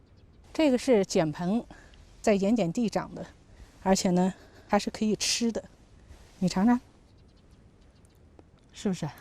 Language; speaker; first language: Chinese; native; Chinese